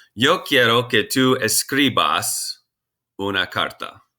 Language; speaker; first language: Spanish; non-native, fluent; English